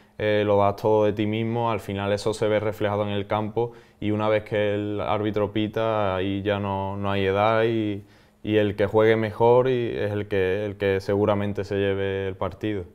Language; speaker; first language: Spanish; native; Spanish